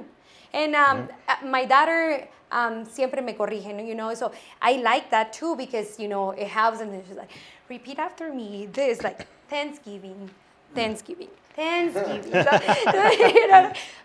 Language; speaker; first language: English; non-native, fluent; Spanish